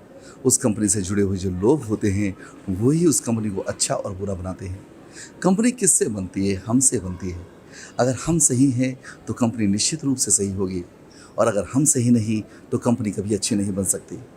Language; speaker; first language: Hindi; native; Hindi